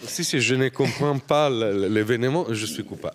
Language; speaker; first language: French; non-native, fluent; Italian